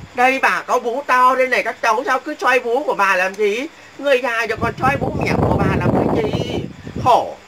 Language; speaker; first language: Vietnamese; non-native, local second language; Muong